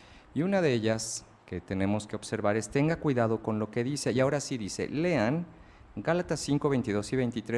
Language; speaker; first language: Spanish; native; Spanish